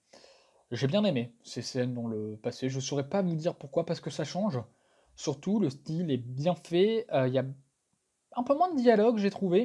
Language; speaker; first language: French; native; French